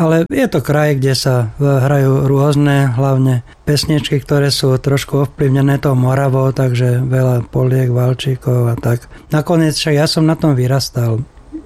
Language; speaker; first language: Slovak; native; Slovak